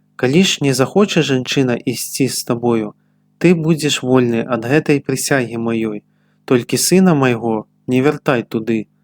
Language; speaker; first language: Belarusian; native; Belarusian